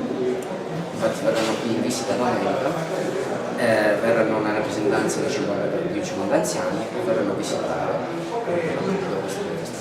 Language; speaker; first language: Italian; native; Italian